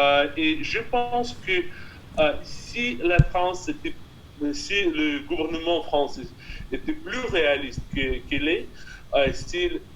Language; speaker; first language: French; non-native, fluent; Russian